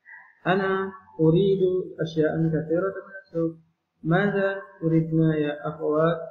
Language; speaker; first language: Arabic; non-native, fluent; Indonesian